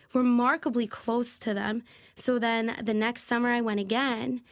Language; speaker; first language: English; native; English